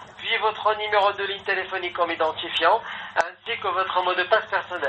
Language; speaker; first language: French; native; French